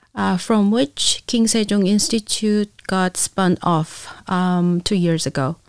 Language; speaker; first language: English; non-native, fluent; Korean